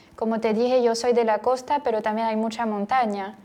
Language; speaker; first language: Spanish; non-native, fluent; French